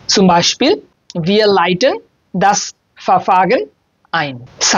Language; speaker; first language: German; non-native, learner; Bangla